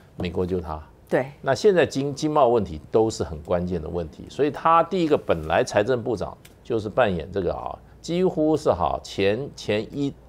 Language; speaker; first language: Chinese; native; Chinese